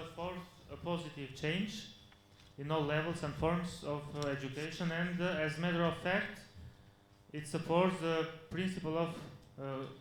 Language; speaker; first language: English; non-native, fluent; Albanian